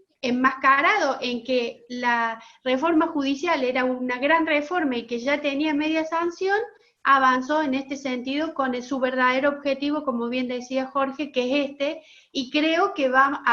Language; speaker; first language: Spanish; native; Spanish